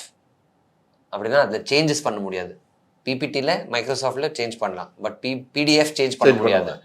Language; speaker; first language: Tamil; non-native, fluent; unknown